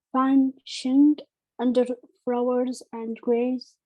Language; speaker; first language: English; non-native, learner; Arabic